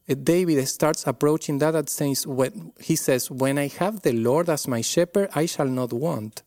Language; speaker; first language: English; non-native, fluent; Spanish